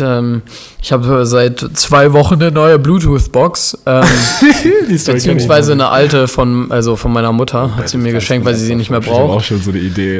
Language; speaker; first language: German; native; German